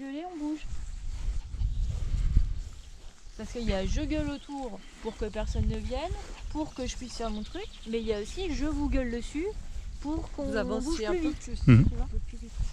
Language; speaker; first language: French; native; French